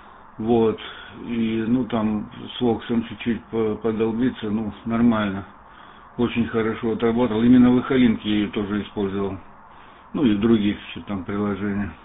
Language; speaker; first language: Russian; native; Russian